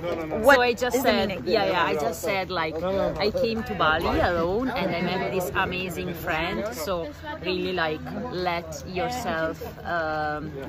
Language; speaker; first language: English; non-native, fluent; Italian